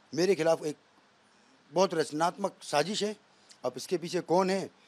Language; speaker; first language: Hindi; native; Hindi